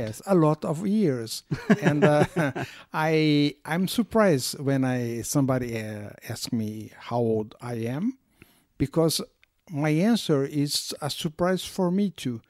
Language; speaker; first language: English; non-native, learner; Portuguese